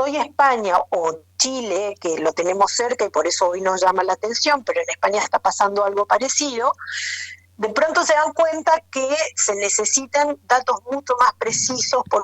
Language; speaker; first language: Spanish; native; Spanish